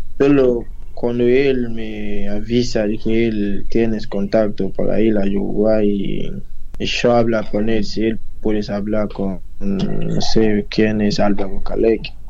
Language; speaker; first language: Spanish; non-native, learner; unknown